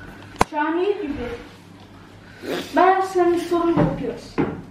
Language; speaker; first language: Turkish; early bilingual, heritage; German